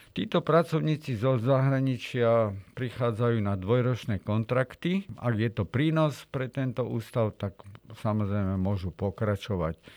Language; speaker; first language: Slovak; native; Slovak